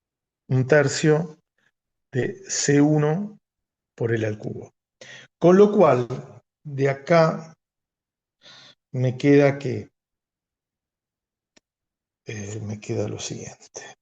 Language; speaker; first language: Spanish; native; Spanish